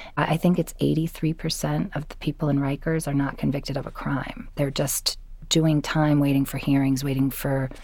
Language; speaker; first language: English; native; English